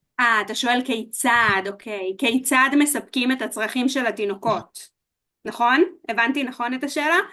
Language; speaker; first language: Hebrew; native; Hebrew